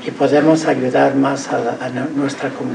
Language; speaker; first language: Spanish; early bilingual, heritage; Spanish